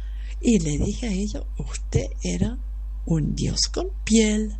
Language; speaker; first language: Spanish; non-native, fluent; German